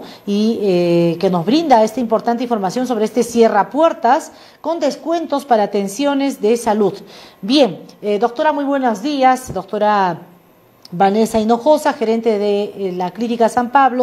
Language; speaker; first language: Spanish; native; Spanish